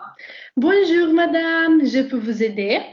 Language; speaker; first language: French; non-native, learner; Slovenian